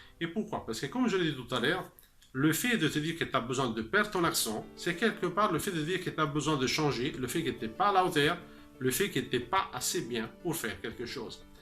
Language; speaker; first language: French; non-native, fluent; Italian